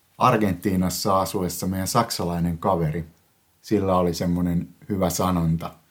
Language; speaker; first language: Finnish; native; Finnish